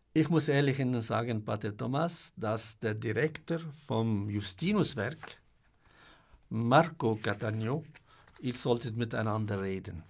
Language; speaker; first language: German; non-native, fluent; Arabic